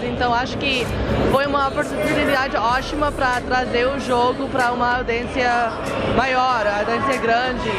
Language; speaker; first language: Portuguese; non-native, fluent; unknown